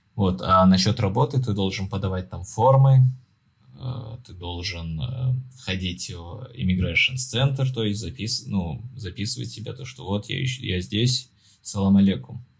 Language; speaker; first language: Russian; non-native, local second language; Tajik